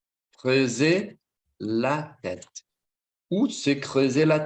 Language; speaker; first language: French; non-native, fluent; Portuguese